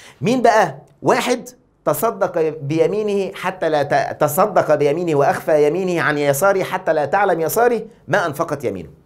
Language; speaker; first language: Arabic; native; Arabic